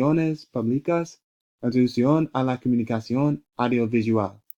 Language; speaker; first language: Spanish; non-native, learner; English